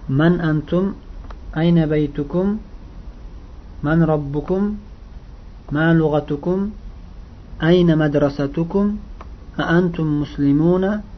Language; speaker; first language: Arabic; non-native, fluent; Uzbek